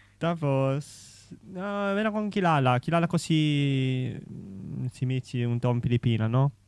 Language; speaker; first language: Filipino; non-native, learner; Italian